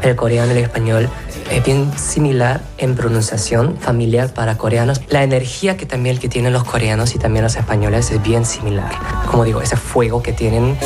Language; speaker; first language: Spanish; non-native, fluent; Korean